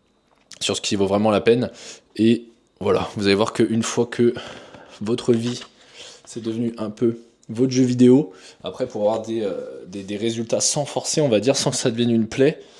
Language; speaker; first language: French; native; French